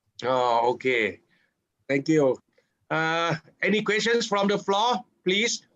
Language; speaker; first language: English; non-native, fluent; Thai